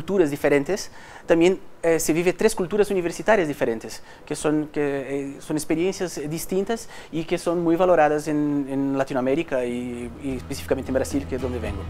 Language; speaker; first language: Spanish; non-native, fluent; Portuguese